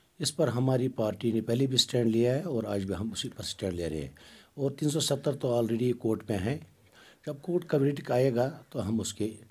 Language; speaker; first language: Hindi; non-native, local second language; Kashmiri